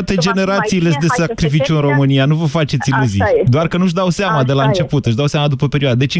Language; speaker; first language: Romanian; native; Romanian